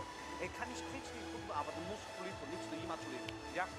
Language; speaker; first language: German; non-native, learner; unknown